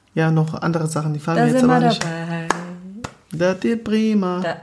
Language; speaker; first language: German; early bilingual, other home language; Portuguese